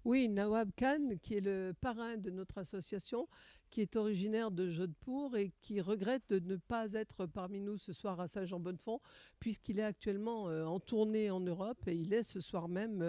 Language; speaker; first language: French; native; French